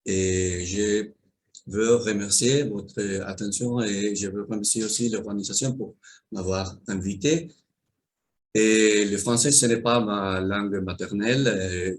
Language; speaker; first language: French; non-native, learner; Spanish